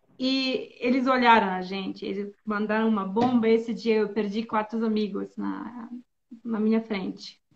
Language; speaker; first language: Portuguese; non-native, learner; Bosnian